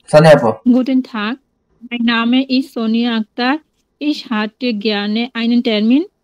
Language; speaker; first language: German; non-native, learner; Bangla